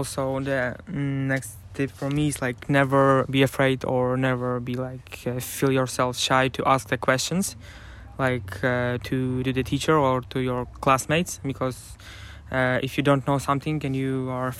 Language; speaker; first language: English; non-native, learner; Ukrainian